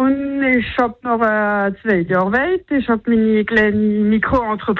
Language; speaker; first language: German; non-native, local second language; French